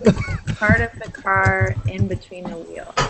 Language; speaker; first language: English; native; English